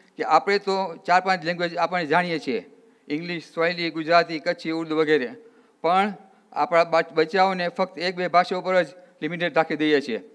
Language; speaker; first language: Gujarati; early bilingual, heritage; Gujarati